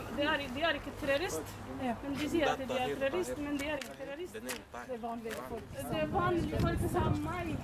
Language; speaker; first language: Norwegian; non-native, fluent; Oromo